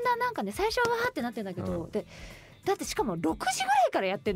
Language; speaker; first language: Japanese; native; Japanese